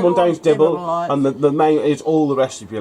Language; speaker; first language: English; native; English